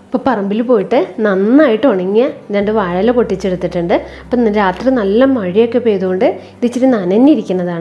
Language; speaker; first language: Malayalam; native; Malayalam